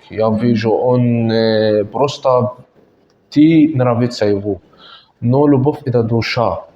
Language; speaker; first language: Russian; non-native, learner; Arabic